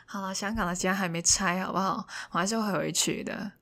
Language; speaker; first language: Chinese; non-native, local second language; Cantonese